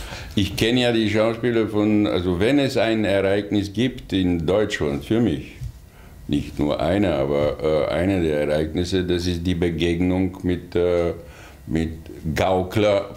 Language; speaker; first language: German; non-native, fluent; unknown